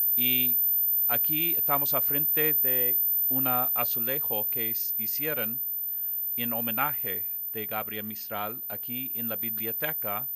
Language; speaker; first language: Spanish; non-native, fluent; English